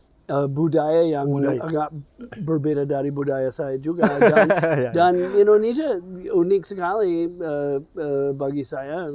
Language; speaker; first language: Indonesian; non-native, fluent; English